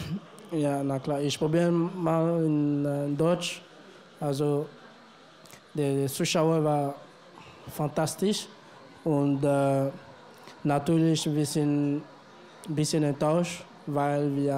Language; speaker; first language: German; non-native, learner; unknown